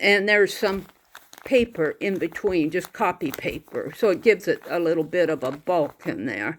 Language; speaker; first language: English; native; English